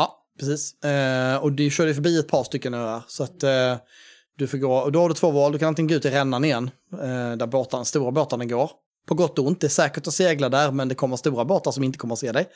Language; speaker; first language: Swedish; native; Swedish